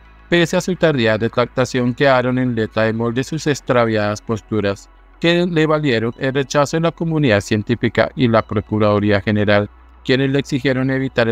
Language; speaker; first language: Spanish; native; Spanish